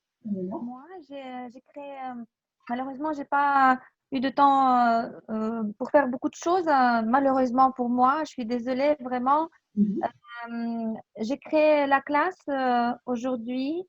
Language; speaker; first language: French; non-native, fluent; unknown